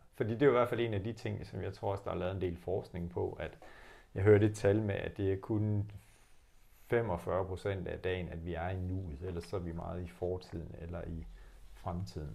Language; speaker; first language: Danish; native; Danish